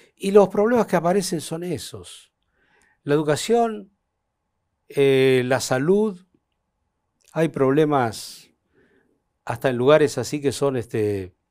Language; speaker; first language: Spanish; native; Spanish